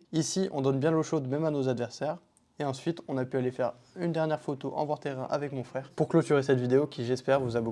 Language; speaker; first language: French; native; French